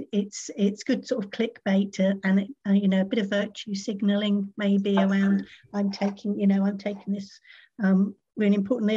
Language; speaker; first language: English; native; English